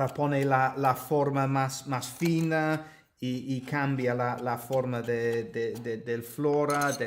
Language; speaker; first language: Spanish; non-native, learner; English